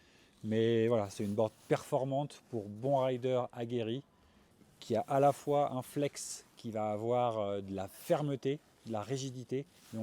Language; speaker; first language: French; native; French